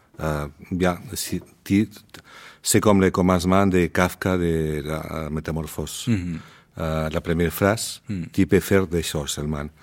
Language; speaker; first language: French; non-native, learner; Spanish